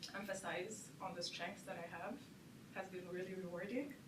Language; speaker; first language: English; non-native, local second language; Kinyarwanda